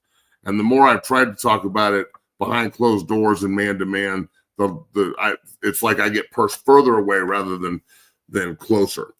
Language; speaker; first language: English; native; English